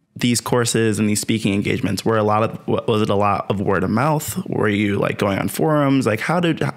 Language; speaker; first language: English; native; English